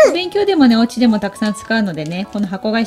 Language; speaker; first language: Japanese; native; Japanese